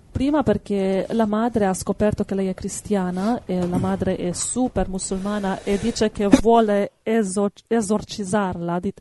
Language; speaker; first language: Italian; non-native, fluent; Hungarian